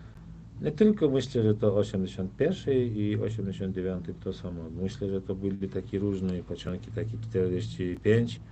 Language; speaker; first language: Polish; non-native, fluent; Turkmen